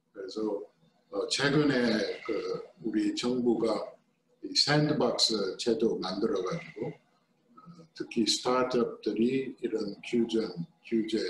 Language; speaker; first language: Korean; non-native, fluent; English